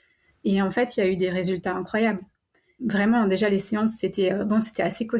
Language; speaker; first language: French; native; French